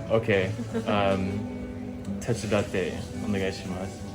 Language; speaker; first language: Japanese; non-native, learner; English